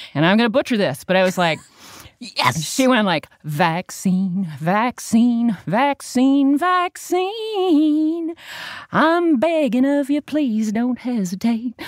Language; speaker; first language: English; native; English